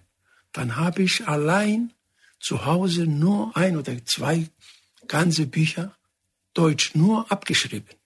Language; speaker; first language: German; non-native, fluent; Greek